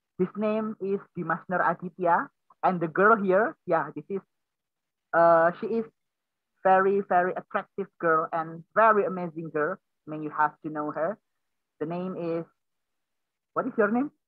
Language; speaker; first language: English; non-native, learner; Indonesian